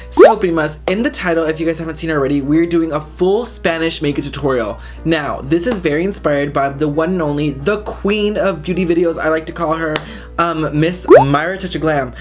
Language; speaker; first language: English; native; English